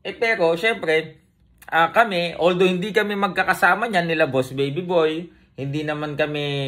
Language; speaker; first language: Filipino; native; Filipino